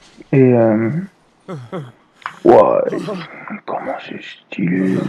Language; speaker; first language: French; native; French